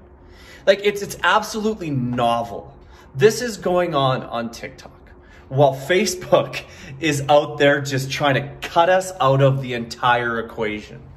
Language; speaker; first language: English; native; English